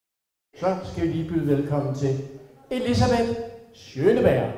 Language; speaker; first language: Danish; native; Danish